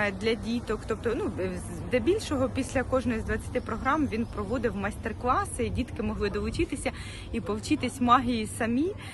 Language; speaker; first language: Ukrainian; native; Ukrainian